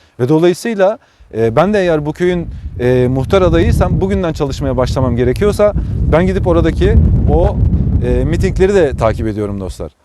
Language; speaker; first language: Turkish; native; Turkish